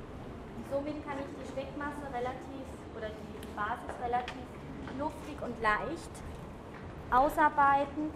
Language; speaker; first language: German; native; German